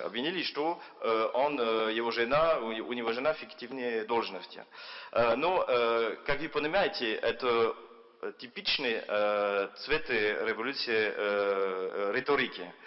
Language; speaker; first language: Russian; non-native, fluent; French